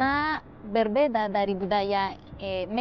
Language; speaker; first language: Indonesian; non-native, fluent; Spanish